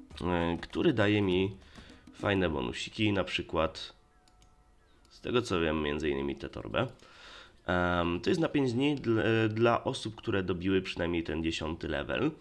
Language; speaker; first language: Polish; native; Polish